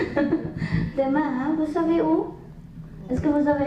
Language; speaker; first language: French; non-native, learner; Vietnamese